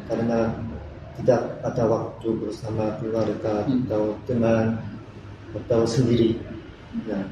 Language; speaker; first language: Indonesian; non-native, learner; Korean